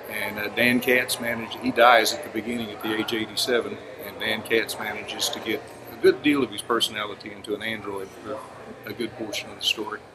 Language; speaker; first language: English; native; English